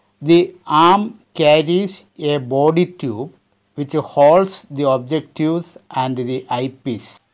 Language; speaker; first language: English; non-native, local second language; Malayalam